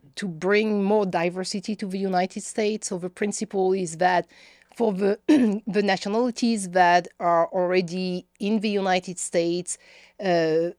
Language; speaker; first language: English; non-native, fluent; French